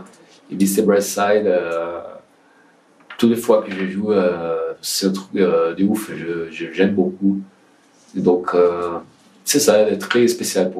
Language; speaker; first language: French; non-native, learner; Portuguese